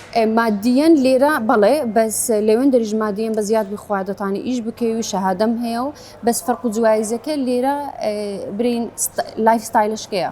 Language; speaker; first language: Central Kurdish; native; Central Kurdish